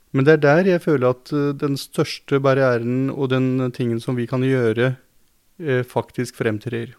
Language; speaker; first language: Norwegian; early bilingual, other home language; Punjabi